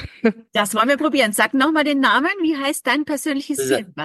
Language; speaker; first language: German; native; German